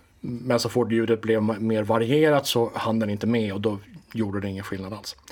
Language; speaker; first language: Swedish; native; Swedish